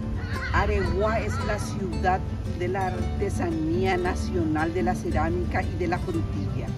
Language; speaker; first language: Spanish; non-native, local second language; Guarani